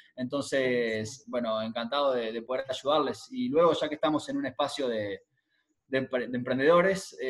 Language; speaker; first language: Spanish; native; Spanish